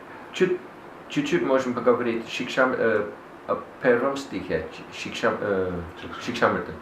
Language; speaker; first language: Russian; non-native, learner; English